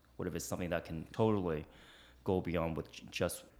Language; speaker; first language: English; early bilingual, other home language; Chinese